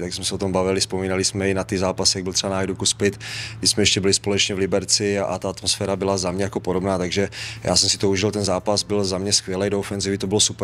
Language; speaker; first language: Czech; native; Czech